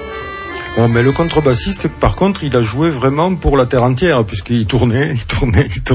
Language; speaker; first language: French; native; French